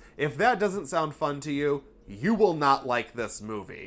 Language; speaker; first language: English; native; English